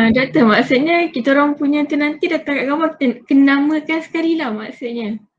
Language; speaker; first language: Malay; native; Malay